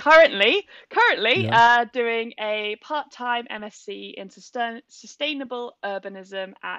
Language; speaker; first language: English; native; English